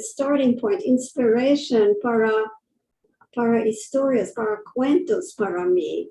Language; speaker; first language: Spanish; early bilingual, heritage; English